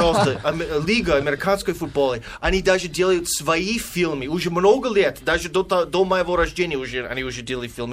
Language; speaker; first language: Russian; non-native, fluent; English